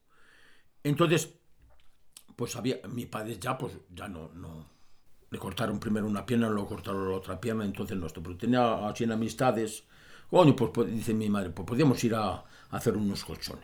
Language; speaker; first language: Spanish; native; Spanish